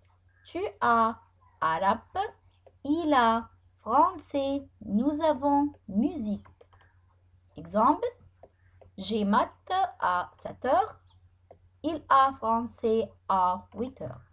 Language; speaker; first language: French; non-native, fluent; Arabic